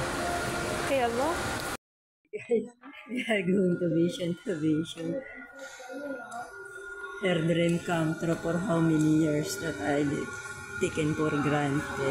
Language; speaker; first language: English; non-native, learner; Filipino